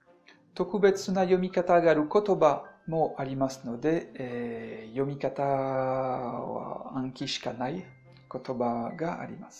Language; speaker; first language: Japanese; non-native, fluent; French